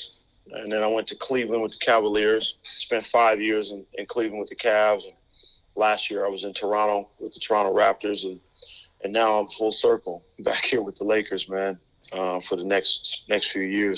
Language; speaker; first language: English; native; English